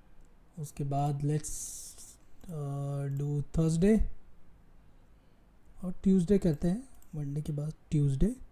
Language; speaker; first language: Hindi; native; Hindi